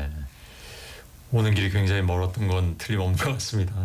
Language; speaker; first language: Korean; native; Korean